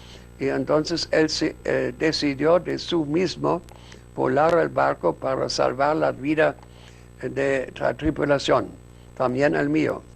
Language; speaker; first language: Spanish; non-native, fluent; German